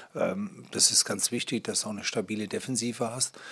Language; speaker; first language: German; native; German